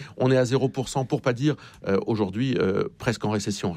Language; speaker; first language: French; native; French